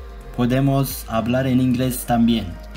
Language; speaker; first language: Spanish; non-native, learner; Turkish